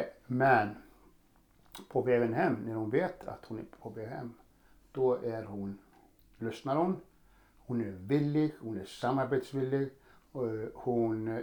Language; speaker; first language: Swedish; non-native, fluent; Icelandic